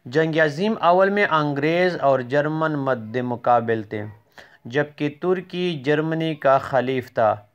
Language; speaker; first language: Urdu; non-native, local second language; Pashto